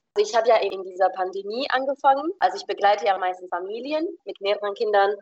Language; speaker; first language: German; non-native, fluent; Romanian